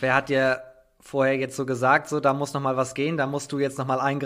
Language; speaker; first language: German; native; German